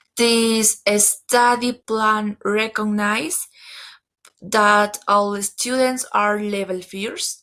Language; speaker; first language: English; non-native, learner; Spanish